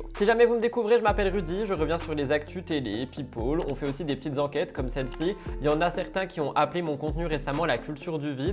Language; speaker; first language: French; native; French